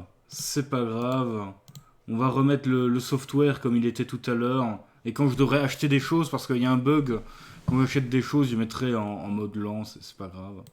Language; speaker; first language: French; native; French